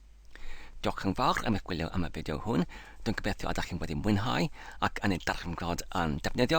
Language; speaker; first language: Welsh; non-native, learner; English